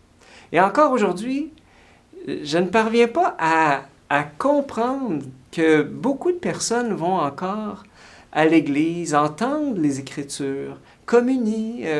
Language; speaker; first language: French; native; French